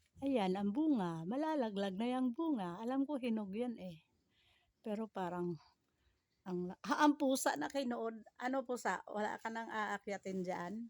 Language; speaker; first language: Filipino; native; Filipino